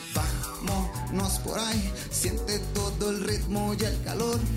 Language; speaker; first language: Spanish; native; Spanish